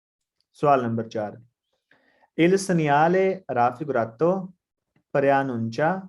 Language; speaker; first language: Italian; non-native, learner; Punjabi